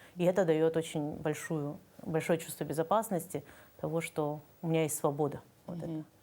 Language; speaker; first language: Russian; native; Russian